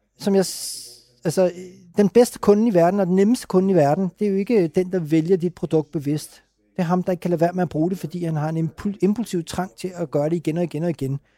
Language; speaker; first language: Danish; early bilingual, other home language; Urdu